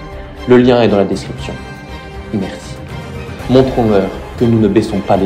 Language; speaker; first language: French; native; French